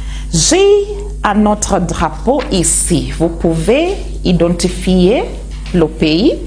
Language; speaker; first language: French; non-native, fluent; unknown